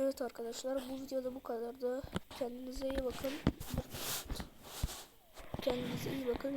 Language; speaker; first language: Turkish; native; Turkish